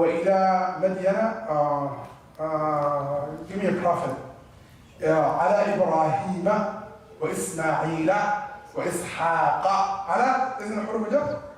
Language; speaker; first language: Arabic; non-native, fluent; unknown